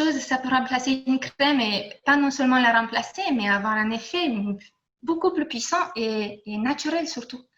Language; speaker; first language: French; non-native, fluent; Romanian